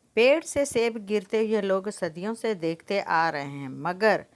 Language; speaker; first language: Hindi; non-native, local second language; Telugu